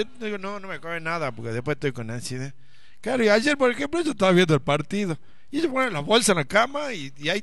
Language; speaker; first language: Spanish; native; Spanish